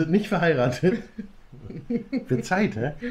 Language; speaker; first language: German; native; German